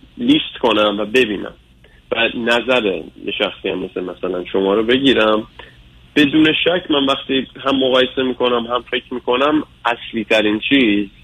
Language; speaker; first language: Persian; early bilingual, other home language; English